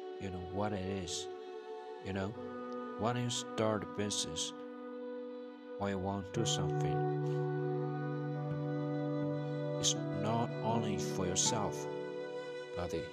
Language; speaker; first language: English; non-native, learner; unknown